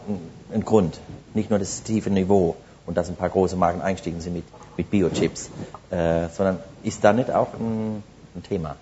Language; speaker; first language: German; native; German